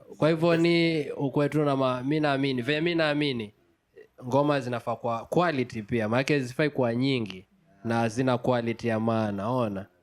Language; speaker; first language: Swahili; native; Swahili